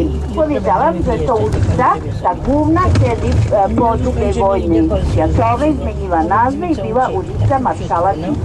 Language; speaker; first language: Polish; non-native, learner; Serbian